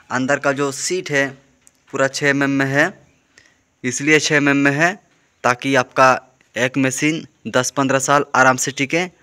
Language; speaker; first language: Hindi; non-native, local second language; Bangla